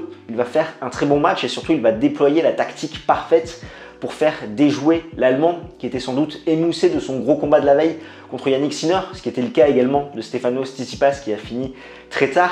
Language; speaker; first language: French; native; French